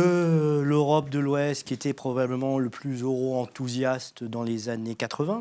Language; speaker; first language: French; native; French